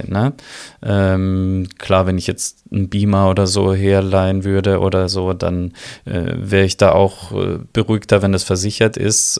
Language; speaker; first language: German; native; German